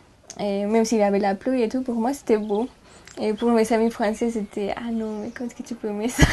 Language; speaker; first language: French; non-native, fluent; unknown